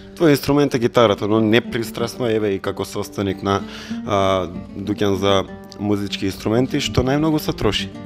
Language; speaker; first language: Macedonian; native; Macedonian